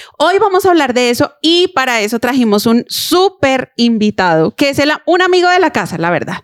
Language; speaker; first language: Spanish; native; Spanish